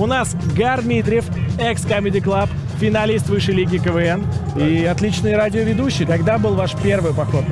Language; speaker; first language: Russian; native; Russian